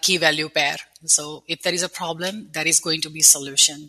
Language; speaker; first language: English; non-native, local second language; Gujarati